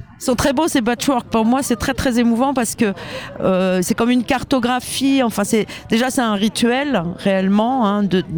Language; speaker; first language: French; native; French